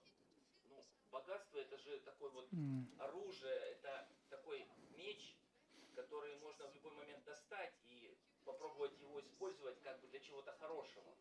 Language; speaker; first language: Russian; native; Russian